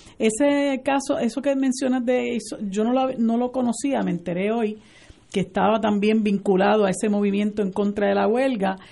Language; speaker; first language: Spanish; native; Spanish